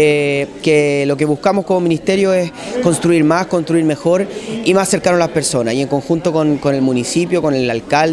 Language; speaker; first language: Spanish; native; Spanish